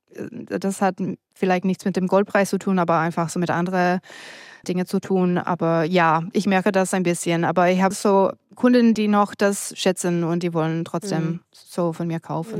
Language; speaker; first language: German; non-native, fluent; English